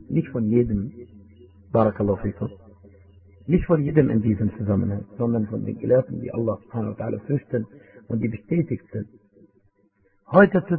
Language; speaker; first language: German; non-native, fluent; Arabic